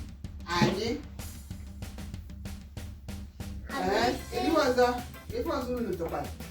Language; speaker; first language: Igbo; native; Igbo